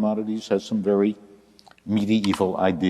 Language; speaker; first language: English; native; English